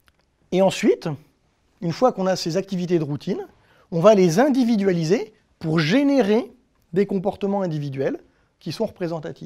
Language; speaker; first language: French; native; French